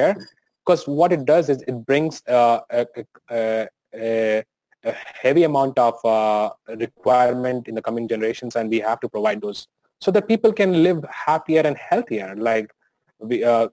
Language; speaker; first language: English; non-native, local second language; Telugu